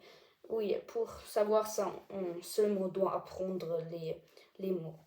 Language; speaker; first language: French; non-native, learner; German